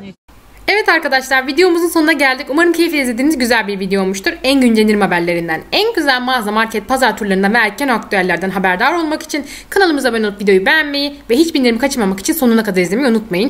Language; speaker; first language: Turkish; native; Turkish